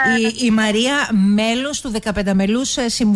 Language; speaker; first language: Greek; native; Greek